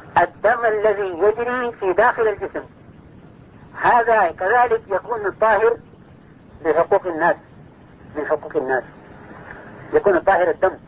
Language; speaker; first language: Arabic; non-native, fluent; Urdu